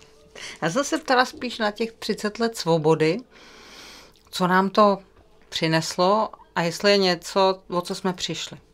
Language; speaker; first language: Czech; native; Czech